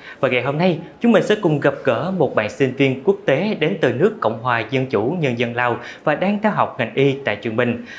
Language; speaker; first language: Vietnamese; native; Vietnamese